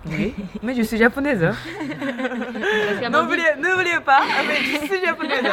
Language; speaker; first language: French; non-native, learner; Japanese